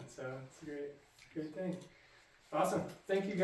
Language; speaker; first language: English; native; English